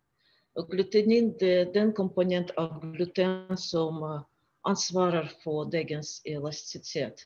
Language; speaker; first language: Swedish; non-native, fluent; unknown